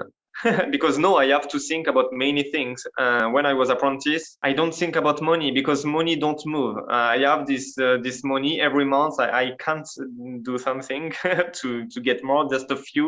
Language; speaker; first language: English; non-native, learner; French